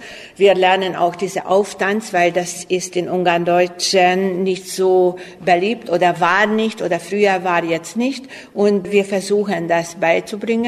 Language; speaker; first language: German; non-native, local second language; Hungarian